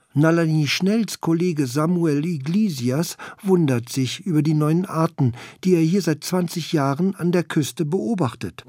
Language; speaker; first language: German; native; German